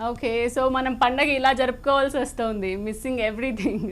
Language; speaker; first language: Telugu; native; Telugu